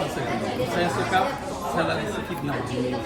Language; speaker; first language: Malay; non-native, learner; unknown